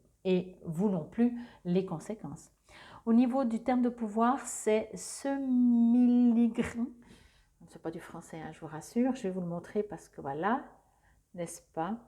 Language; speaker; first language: French; native; French